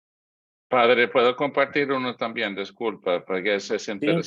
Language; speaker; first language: Spanish; non-native, fluent; English